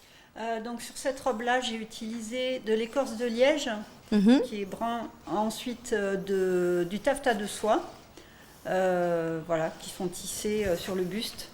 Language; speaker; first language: French; native; French